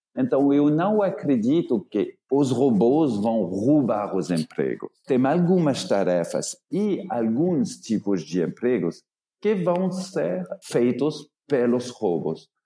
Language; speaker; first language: Portuguese; non-native, fluent; French